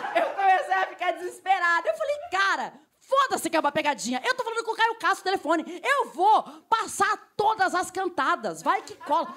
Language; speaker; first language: Portuguese; native; Portuguese